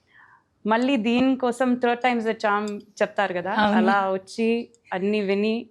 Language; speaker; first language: Telugu; non-native, fluent; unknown